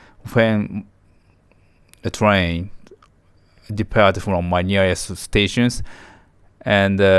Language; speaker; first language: English; non-native, learner; Japanese